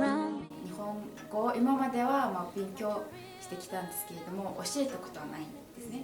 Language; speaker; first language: Japanese; non-native, fluent; Mongolian